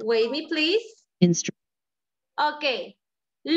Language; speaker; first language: English; non-native, learner; Spanish